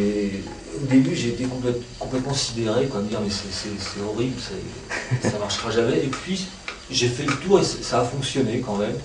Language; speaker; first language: French; native; French